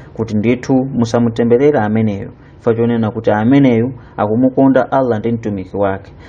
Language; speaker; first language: Nyanja; native; Nyanja